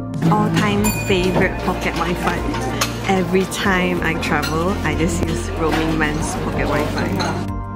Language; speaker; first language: English; non-native, local second language; Chinese